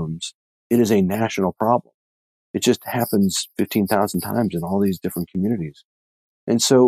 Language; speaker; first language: English; native; English